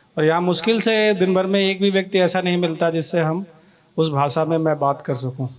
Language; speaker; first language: Hindi; native; Hindi